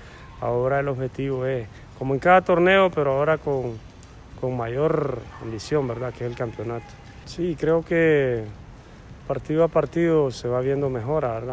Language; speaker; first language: Spanish; native; Spanish